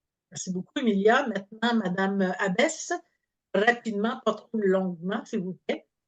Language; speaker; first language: French; native; French